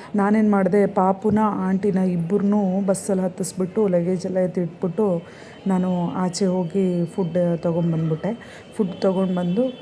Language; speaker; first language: Kannada; non-native, local second language; Lambadi